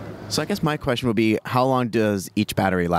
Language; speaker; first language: English; native; English